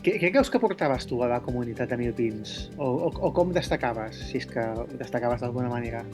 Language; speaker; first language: Catalan; native; Catalan